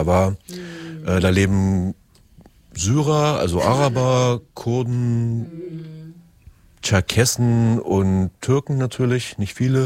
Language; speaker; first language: German; native; German